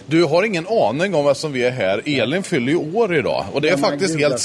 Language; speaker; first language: Swedish; native; Swedish